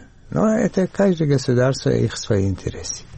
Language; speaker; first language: Russian; non-native, learner; Arabic